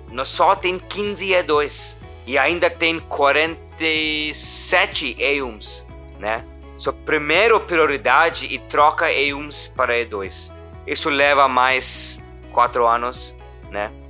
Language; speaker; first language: Portuguese; non-native, learner; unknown